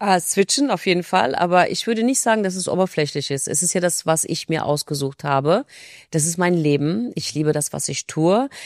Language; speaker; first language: German; non-native, fluent; Turkish